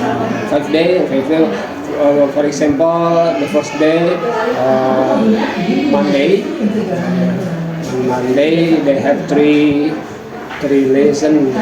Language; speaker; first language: English; non-native, learner; Indonesian